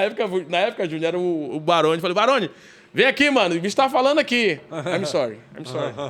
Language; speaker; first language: Portuguese; native; Portuguese